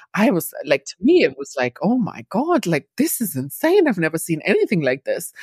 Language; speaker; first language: English; non-native, fluent; German